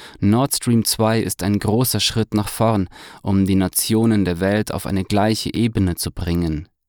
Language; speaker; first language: German; native; German